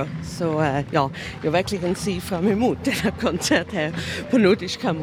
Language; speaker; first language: Swedish; non-native, learner; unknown